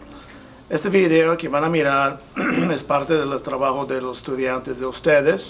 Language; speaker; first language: Spanish; non-native, fluent; English